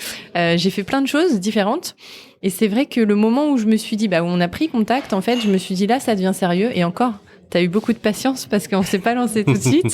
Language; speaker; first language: French; native; French